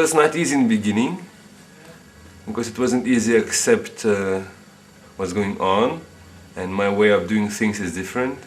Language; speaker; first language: English; non-native, fluent; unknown